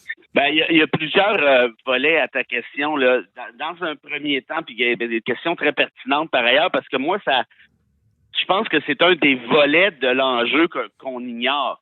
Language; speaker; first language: French; native; French